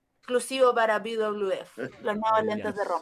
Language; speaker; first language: Portuguese; non-native, learner; Spanish